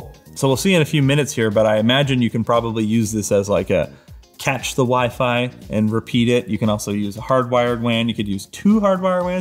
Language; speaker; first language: English; native; English